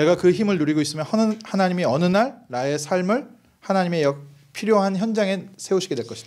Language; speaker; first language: Korean; native; Korean